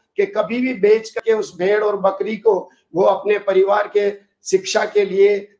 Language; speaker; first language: Hindi; native; Hindi